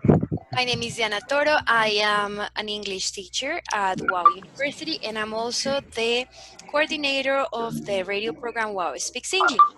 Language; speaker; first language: English; non-native, fluent; Spanish